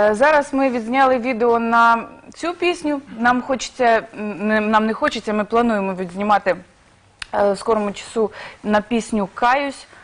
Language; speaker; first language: Ukrainian; native; Ukrainian